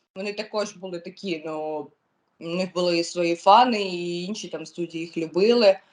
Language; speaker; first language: Ukrainian; non-native, local second language; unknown